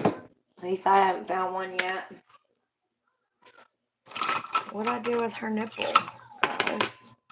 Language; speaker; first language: English; native; English